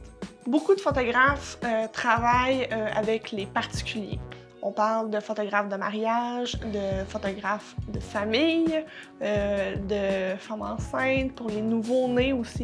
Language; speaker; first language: French; native; French